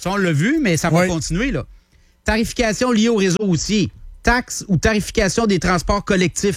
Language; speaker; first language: French; native; French